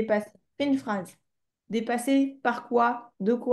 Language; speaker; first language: French; native; French